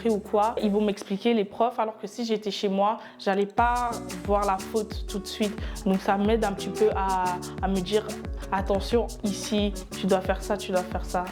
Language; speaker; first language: French; early bilingual, other home language; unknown